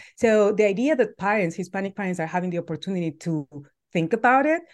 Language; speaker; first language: English; non-native, fluent; Spanish